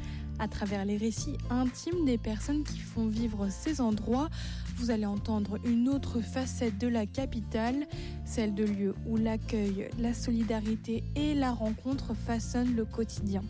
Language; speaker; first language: French; native; French